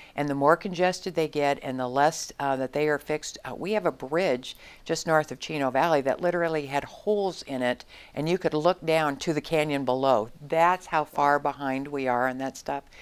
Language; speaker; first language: English; native; English